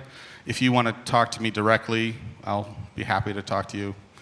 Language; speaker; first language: English; native; English